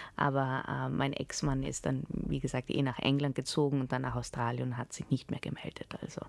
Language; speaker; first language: German; early bilingual, heritage; German